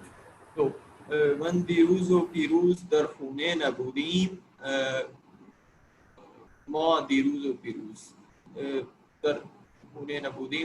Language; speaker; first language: Persian; non-native, learner; Urdu